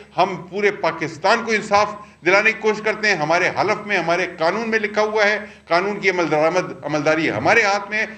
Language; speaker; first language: Urdu; non-native, local second language; Pashto